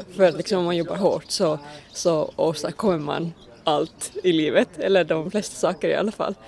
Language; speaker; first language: Swedish; non-native, local second language; Finnish